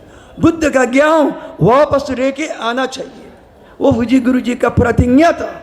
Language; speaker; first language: Hindi; non-native, learner; Japanese